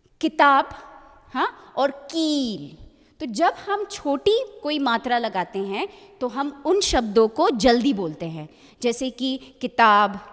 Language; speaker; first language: Hindi; native; Hindi